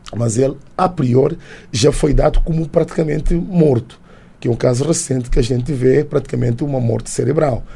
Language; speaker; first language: Portuguese; native; Portuguese